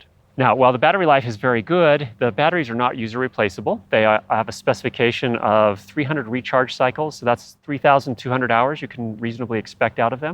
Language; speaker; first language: English; native; English